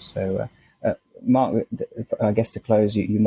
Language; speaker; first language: English; native; English